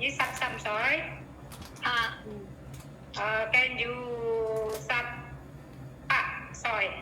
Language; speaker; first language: Cantonese; non-native, learner; Indonesian